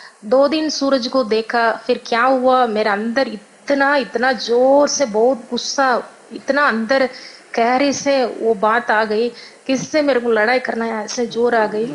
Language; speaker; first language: Hindi; non-native, local second language; Tamil